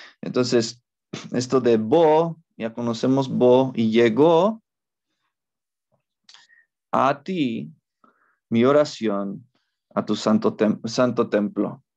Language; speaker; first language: Spanish; non-native, fluent; English